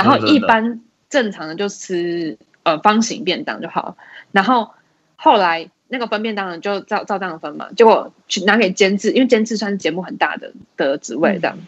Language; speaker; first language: Chinese; native; Chinese